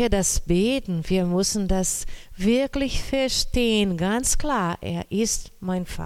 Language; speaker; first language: German; non-native, learner; Portuguese